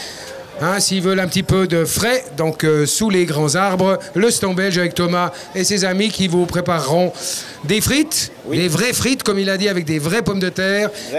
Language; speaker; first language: French; native; French